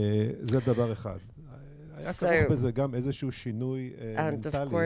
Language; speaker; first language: Hebrew; native; Hebrew